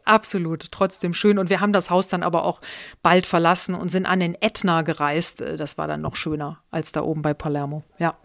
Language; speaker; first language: German; native; German